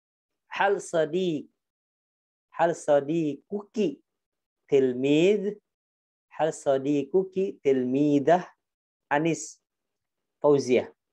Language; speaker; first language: Arabic; non-native, fluent; Indonesian